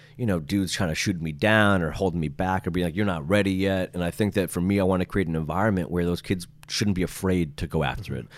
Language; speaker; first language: English; native; English